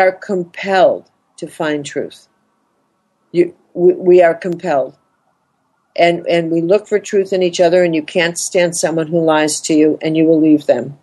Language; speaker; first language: English; native; English